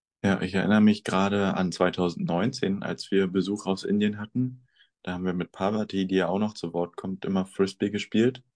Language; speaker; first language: German; native; German